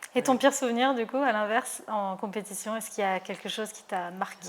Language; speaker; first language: French; native; French